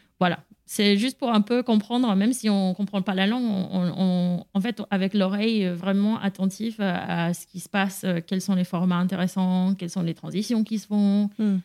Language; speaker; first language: French; non-native, fluent; Spanish